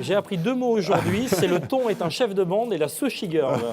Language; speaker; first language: French; native; French